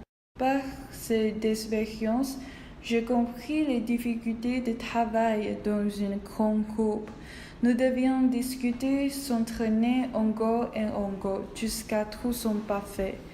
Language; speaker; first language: French; non-native, learner; Chinese